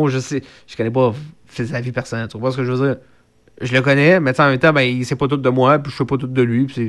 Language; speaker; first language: French; native; French